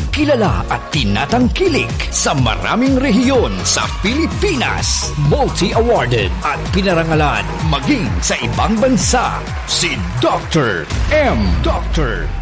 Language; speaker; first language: Filipino; non-native, local second language; Bikol